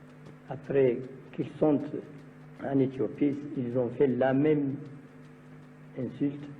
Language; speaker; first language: French; non-native, learner; Amharic